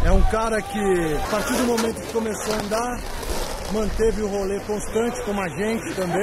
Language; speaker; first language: Portuguese; native; Portuguese